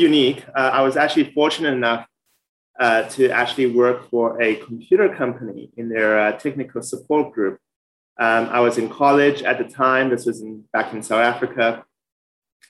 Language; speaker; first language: English; early bilingual, other home language; Chinese